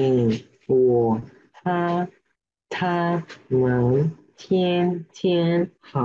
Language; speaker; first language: Chinese; non-native, learner; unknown